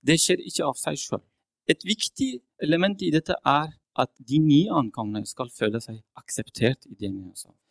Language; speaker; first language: Norwegian; non-native, fluent; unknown